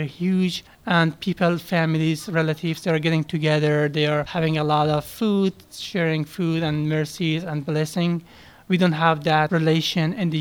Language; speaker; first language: English; non-native, fluent; Persian